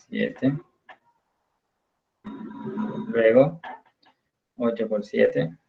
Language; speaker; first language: Spanish; native; Spanish